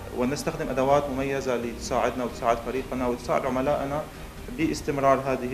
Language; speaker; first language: Arabic; native; Arabic